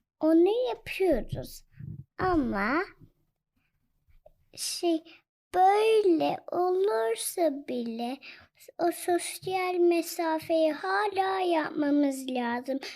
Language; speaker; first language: Turkish; early bilingual, heritage; Turkish